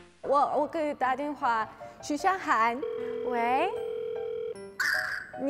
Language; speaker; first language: Chinese; non-native, learner; Russian